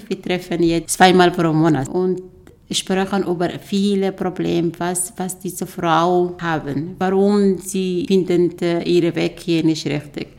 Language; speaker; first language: German; non-native, learner; Arabic